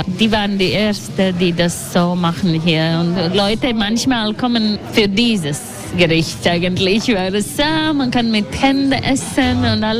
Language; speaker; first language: German; non-native, fluent; Latvian